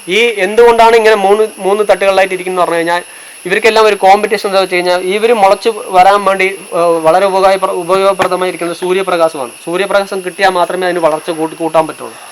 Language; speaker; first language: Malayalam; non-native, local second language; Tamil